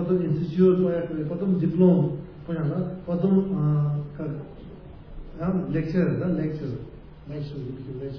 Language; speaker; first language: Russian; non-native, learner; Tibetan